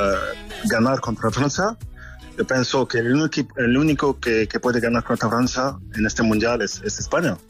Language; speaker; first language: Spanish; non-native, learner; French